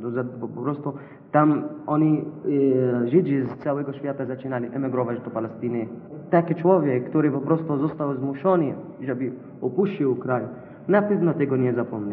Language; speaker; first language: Polish; non-native, learner; Arabic